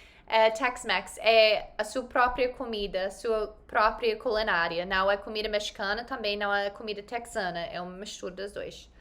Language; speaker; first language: Portuguese; non-native, fluent; English